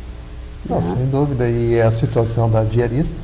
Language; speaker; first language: Portuguese; native; Portuguese